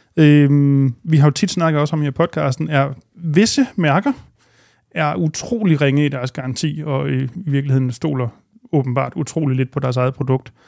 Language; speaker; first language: Danish; native; Danish